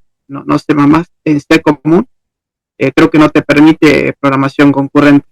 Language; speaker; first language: Spanish; native; Spanish